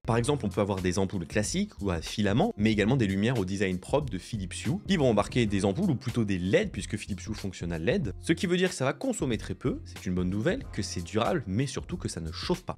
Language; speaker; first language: French; native; French